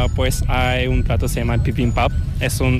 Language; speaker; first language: Spanish; non-native, fluent; Korean